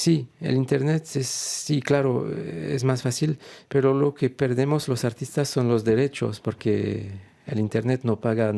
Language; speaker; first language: Spanish; non-native, fluent; French